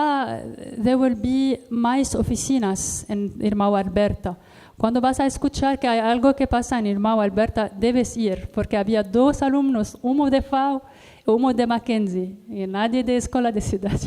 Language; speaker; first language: Spanish; non-native, learner; Arabic